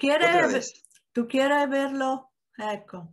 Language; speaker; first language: Spanish; non-native, learner; Italian